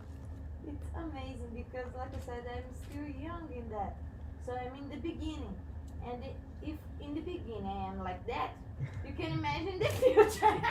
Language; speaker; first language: English; non-native, learner; Portuguese